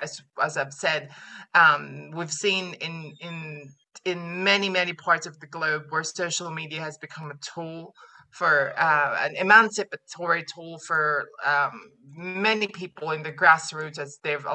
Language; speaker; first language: English; non-native, local second language; Filipino